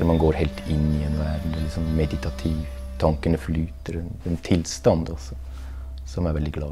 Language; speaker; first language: Norwegian; non-native, fluent; German